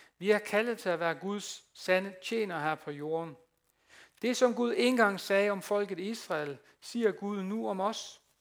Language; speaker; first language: Danish; non-native, fluent; Dutch